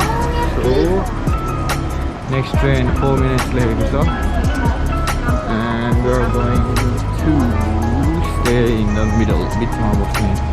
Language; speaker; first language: English; non-native, fluent; Nepali